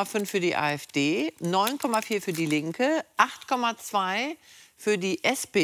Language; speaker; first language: German; native; German